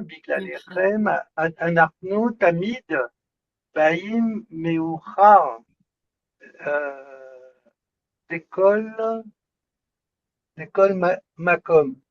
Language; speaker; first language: Hebrew; non-native, learner; French